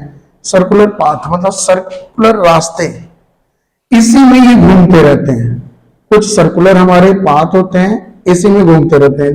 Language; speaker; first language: Hindi; native; Hindi